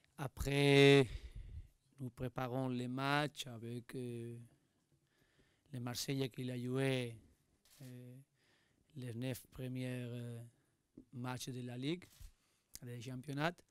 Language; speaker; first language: French; non-native, learner; Spanish